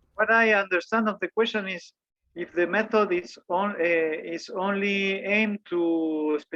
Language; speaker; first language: English; non-native, fluent; Spanish